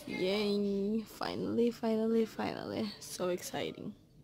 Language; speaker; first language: English; early bilingual, other home language; Spanish